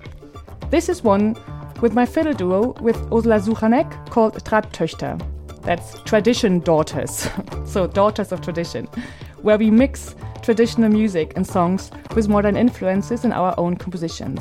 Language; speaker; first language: English; non-native, fluent; German